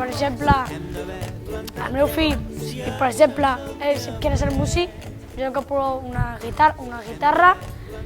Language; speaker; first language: Catalan; non-native, local second language; Spanish